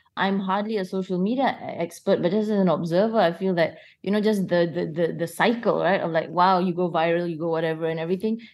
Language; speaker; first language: English; non-native, local second language; Malay